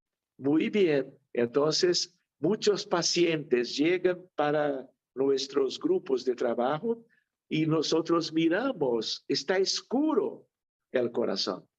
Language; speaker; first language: Spanish; non-native, fluent; Portuguese